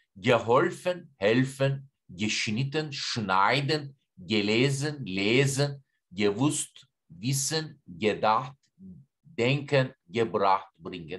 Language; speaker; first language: German; non-native, fluent; Turkish